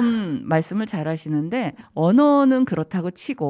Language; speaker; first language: Korean; native; Korean